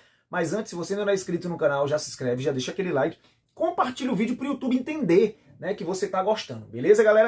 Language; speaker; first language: Portuguese; native; Portuguese